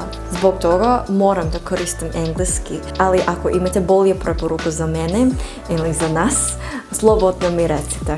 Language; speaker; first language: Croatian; non-native, fluent; English